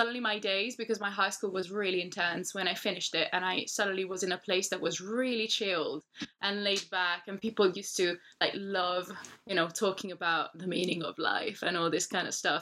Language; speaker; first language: English; non-native, fluent; Italian